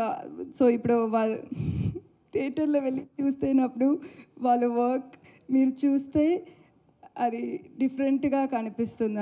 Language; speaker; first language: Telugu; non-native, learner; Tamil